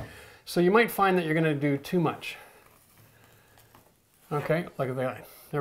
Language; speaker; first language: English; native; English